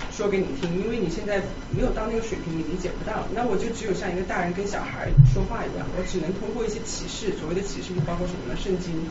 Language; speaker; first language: Chinese; native; Chinese